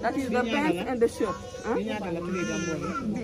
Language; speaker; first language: English; non-native, learner; Wolof